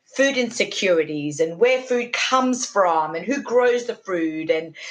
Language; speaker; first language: English; native; English